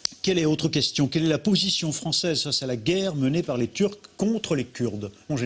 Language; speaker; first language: French; native; French